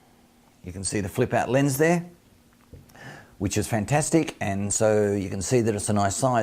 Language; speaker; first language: English; native; English